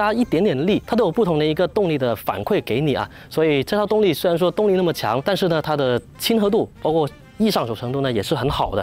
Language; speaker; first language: Chinese; native; Chinese